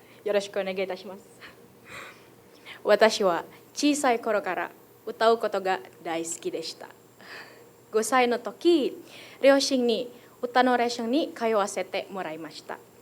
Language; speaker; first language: Japanese; non-native, fluent; Indonesian